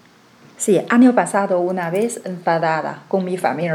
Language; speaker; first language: Spanish; non-native, learner; Chinese